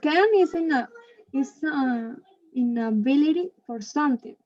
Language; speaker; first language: English; non-native, learner; Spanish